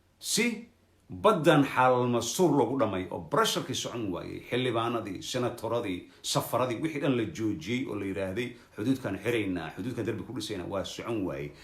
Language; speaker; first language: Somali; native; Somali